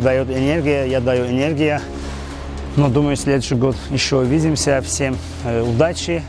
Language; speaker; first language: Russian; non-native, fluent; Azerbaijani